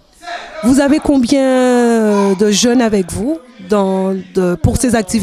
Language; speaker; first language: French; native; French